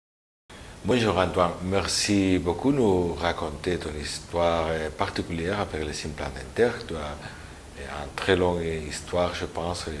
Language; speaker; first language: French; non-native, learner; Spanish